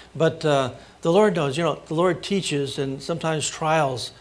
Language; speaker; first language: English; native; English